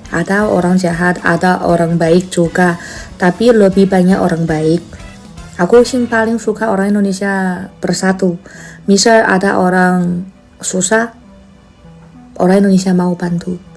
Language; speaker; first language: Indonesian; non-native, fluent; Chinese